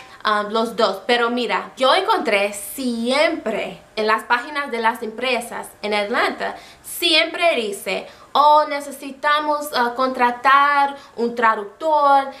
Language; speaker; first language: Spanish; non-native, fluent; English